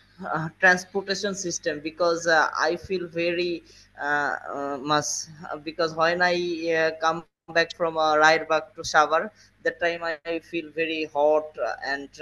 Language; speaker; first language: English; non-native, learner; Bangla